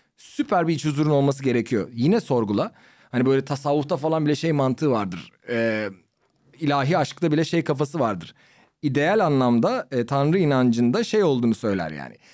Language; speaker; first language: Turkish; native; Turkish